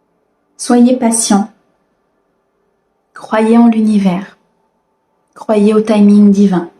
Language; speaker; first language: French; native; French